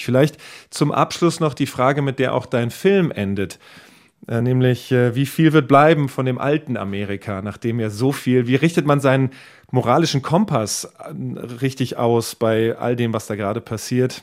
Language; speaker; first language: German; native; German